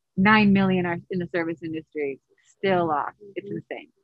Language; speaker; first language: English; native; English